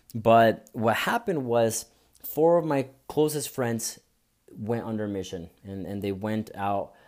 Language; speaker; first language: English; early bilingual, other home language; Spanish